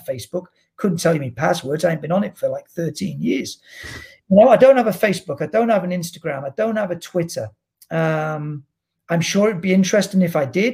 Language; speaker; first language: English; native; English